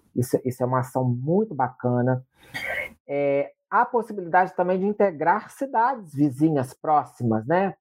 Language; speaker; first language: Portuguese; native; Portuguese